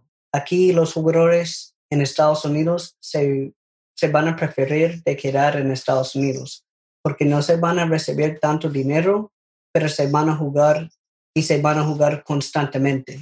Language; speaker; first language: Spanish; non-native, learner; English